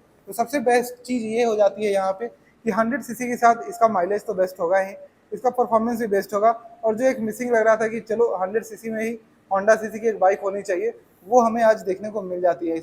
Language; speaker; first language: Hindi; native; Hindi